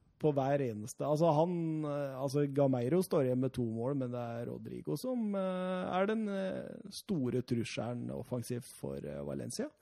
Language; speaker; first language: Norwegian; native; Norwegian